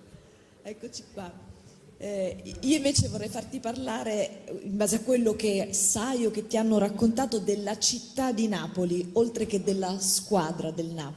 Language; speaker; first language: Italian; native; Italian